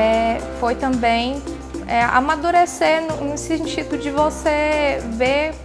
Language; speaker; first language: Portuguese; native; Portuguese